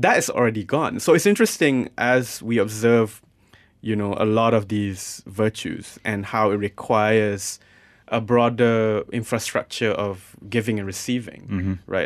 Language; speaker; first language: English; non-native, local second language; Malay